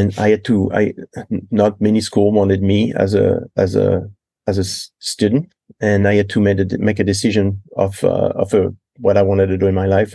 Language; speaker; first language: English; non-native, fluent; French